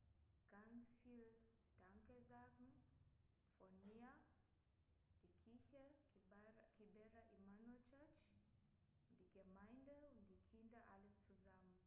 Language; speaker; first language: German; non-native, learner; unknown